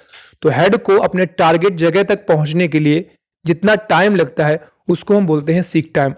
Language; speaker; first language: Hindi; native; Hindi